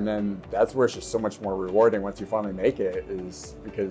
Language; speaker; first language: English; native; English